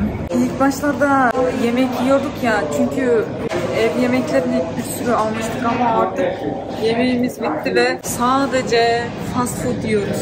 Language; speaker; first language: Turkish; non-native, fluent; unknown